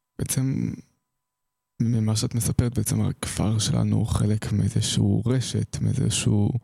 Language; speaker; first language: Hebrew; native; Hebrew